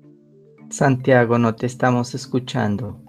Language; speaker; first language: Spanish; native; Spanish